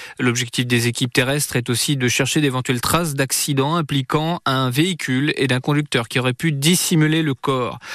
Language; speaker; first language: French; native; French